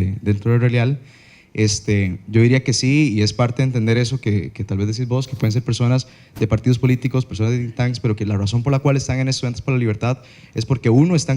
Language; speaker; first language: Spanish; native; Spanish